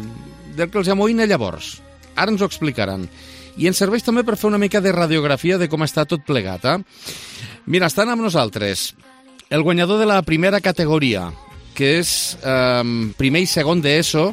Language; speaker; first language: Catalan; native; Catalan